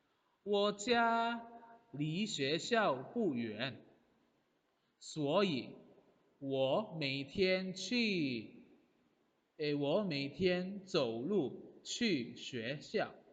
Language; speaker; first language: Chinese; non-native, fluent; Indonesian